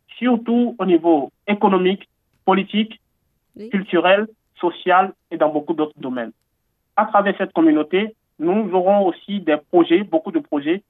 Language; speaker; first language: French; non-native, local second language; Fon